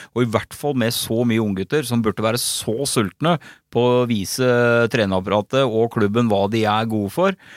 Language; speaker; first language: Norwegian; native; Norwegian